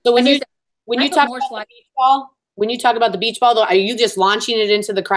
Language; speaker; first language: English; native; English